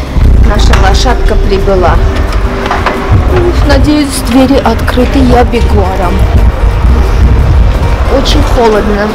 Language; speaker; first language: Russian; non-native, fluent; Armenian